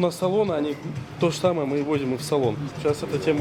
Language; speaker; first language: Russian; native; Russian